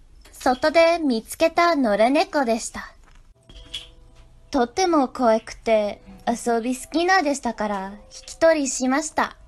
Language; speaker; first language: Japanese; non-native, learner; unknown